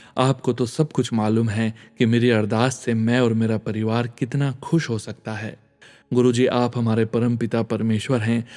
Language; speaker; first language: Hindi; native; Hindi